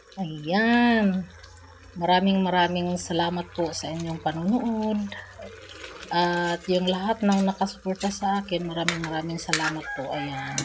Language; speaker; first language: Filipino; non-native, local second language; Cebuano